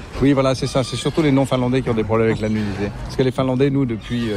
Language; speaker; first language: French; non-native, fluent; Finnish